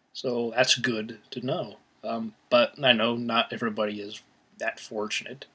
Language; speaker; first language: English; native; English